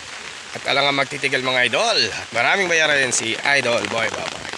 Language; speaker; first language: Filipino; native; Filipino